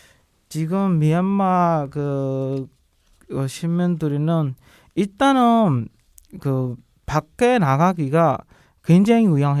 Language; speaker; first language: Korean; non-native, learner; Burmese